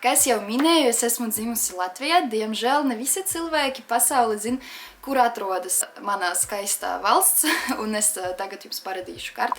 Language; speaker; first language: Latvian; non-native, local second language; Russian